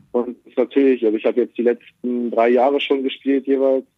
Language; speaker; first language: German; native; German